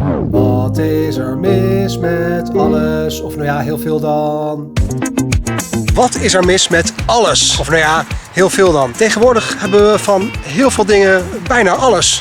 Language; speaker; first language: Dutch; native; Dutch